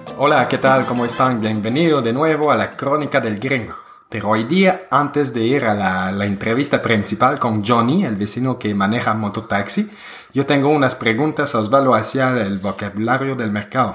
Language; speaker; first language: Spanish; non-native, fluent; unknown